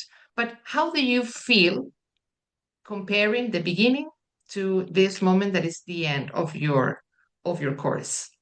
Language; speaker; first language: English; non-native, fluent; Spanish